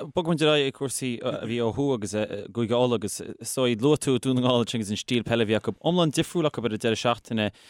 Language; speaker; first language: Irish; non-native, local second language; English